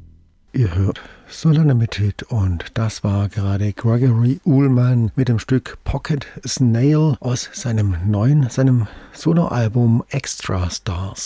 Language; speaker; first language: German; native; German